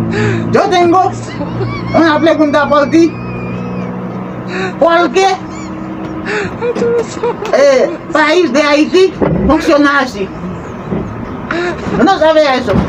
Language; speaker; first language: Spanish; non-native, learner; Haitian Creole